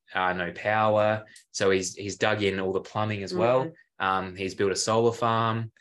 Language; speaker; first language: English; native; English